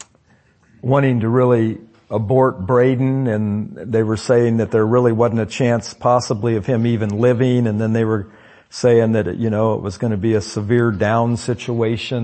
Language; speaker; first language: English; native; English